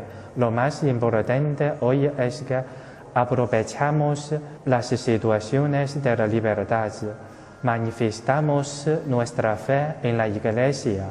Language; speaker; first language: Spanish; non-native, fluent; Chinese